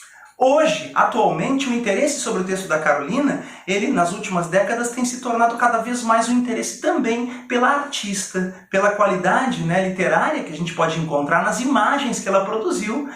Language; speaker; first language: Portuguese; native; Portuguese